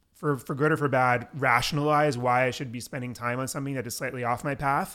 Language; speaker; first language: English; native; English